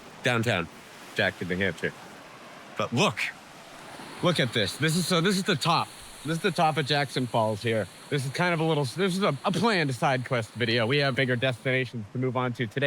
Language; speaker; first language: English; native; English